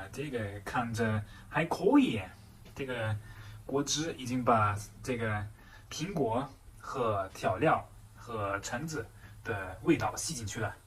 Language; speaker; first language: Chinese; non-native, fluent; German